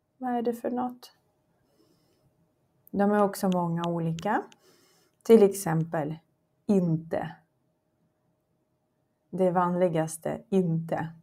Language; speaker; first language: Swedish; non-native, fluent; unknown